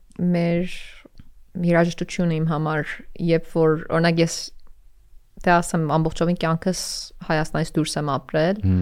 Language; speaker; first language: Armenian; early bilingual, heritage; Armenian